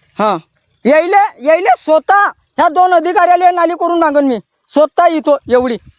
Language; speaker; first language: Marathi; native; Marathi